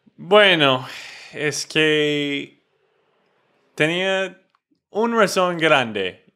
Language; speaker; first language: Spanish; non-native, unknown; English